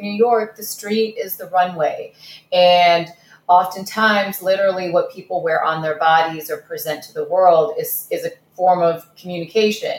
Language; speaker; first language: English; early bilingual, other home language; Russian